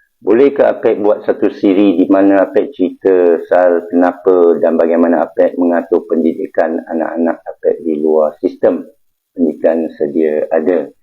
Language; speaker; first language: Malay; non-native, local second language; Chinese